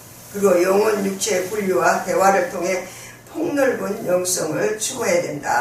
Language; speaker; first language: Korean; native; Korean